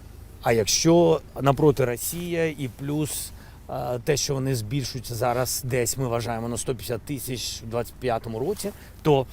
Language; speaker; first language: Ukrainian; non-native, local second language; Russian